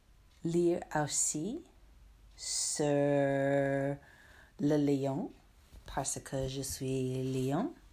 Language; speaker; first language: French; non-native, learner; English